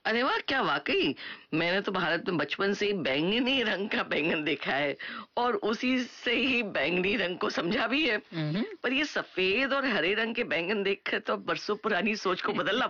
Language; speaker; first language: Hindi; native; Hindi